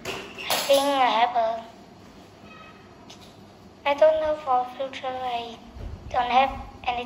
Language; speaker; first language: English; non-native, learner; Vietnamese